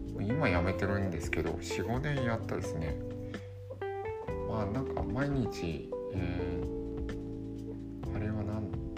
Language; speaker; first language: Japanese; native; Japanese